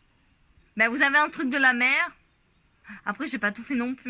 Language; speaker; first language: French; native; French